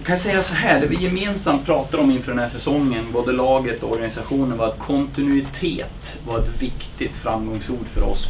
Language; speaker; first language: Swedish; native; Swedish